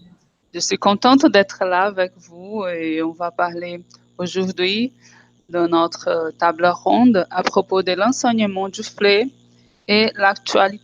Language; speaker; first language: French; non-native, fluent; Portuguese